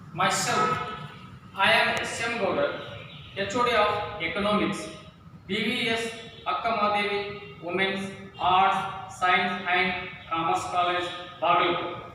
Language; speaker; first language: English; non-native, local second language; Kannada